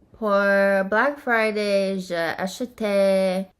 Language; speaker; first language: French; non-native, learner; English